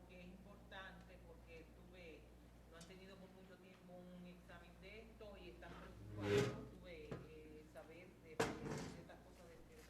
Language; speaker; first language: Spanish; native; Spanish